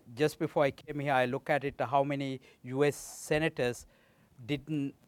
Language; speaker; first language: English; non-native, local second language; Sinhala